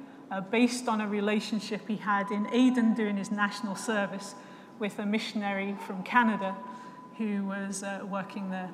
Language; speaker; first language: English; native; English